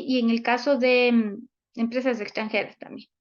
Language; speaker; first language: Spanish; native; Spanish